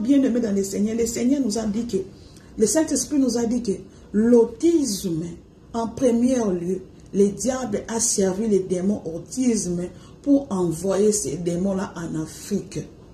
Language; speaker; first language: French; non-native, local second language; Lingala